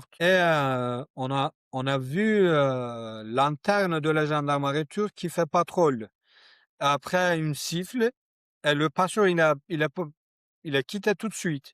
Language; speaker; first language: French; non-native, learner; Kurdish